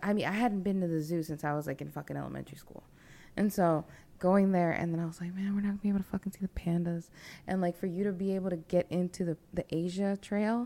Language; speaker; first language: English; early bilingual, other home language; Spanish